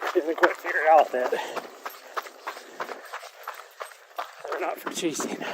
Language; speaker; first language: English; native; English